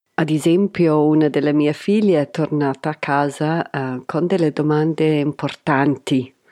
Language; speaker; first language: Italian; non-native, fluent; English